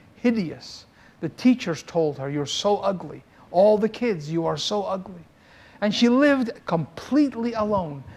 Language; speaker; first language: English; native; English